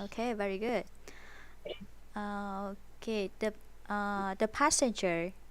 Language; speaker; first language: English; non-native, fluent; Vietnamese